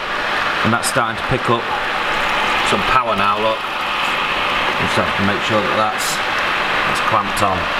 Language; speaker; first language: English; native; English